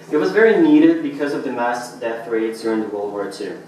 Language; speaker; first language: English; non-native, fluent; Russian